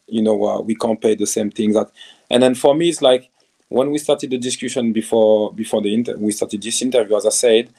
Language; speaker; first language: English; non-native, fluent; French